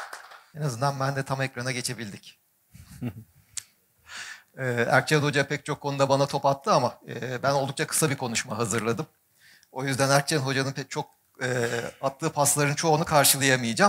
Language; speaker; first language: Turkish; native; Turkish